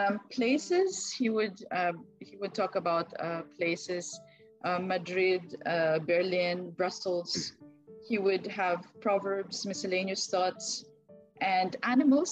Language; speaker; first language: English; non-native, local second language; Filipino